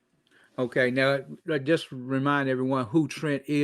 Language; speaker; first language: English; native; English